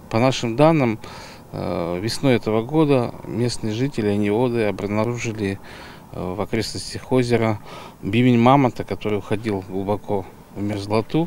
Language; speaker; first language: Russian; native; Russian